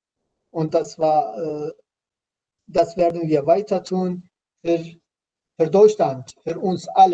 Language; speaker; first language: German; non-native, learner; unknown